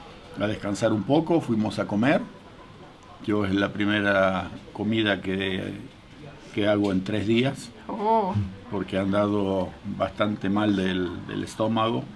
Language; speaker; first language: Spanish; native; Spanish